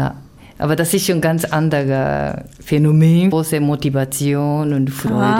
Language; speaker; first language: German; non-native, fluent; Japanese